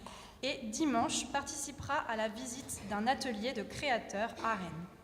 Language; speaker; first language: French; native; French